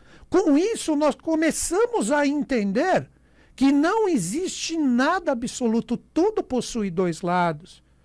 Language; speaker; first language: Portuguese; native; Portuguese